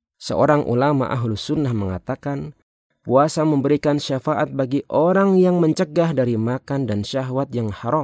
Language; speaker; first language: Indonesian; native; Indonesian